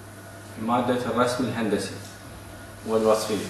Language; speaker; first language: Arabic; native; Arabic